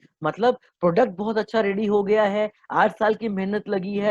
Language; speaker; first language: Hindi; native; Hindi